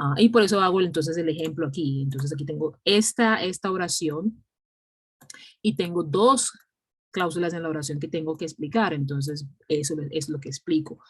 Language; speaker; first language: Spanish; non-native, local second language; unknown